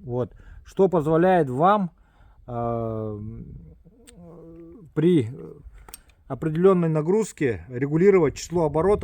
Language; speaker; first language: Russian; native; Russian